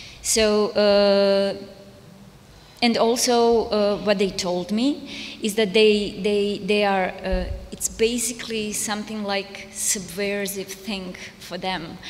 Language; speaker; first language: English; non-native, fluent; Serbian